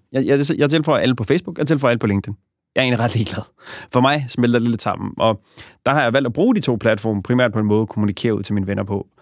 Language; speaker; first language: Danish; early bilingual, other home language; Bosnian